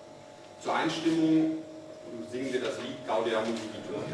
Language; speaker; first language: German; native; German